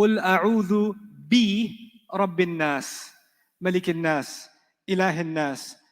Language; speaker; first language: Arabic; non-native, fluent; English